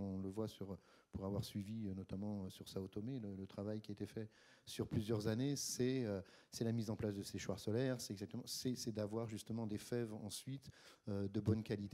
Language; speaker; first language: French; native; French